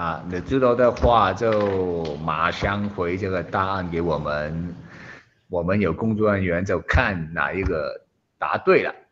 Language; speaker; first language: Chinese; non-native, local second language; Cantonese